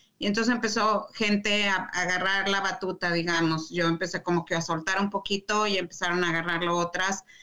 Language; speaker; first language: Spanish; native; Spanish